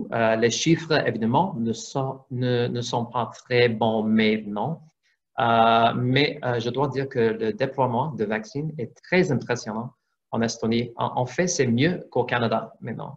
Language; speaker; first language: French; non-native, fluent; English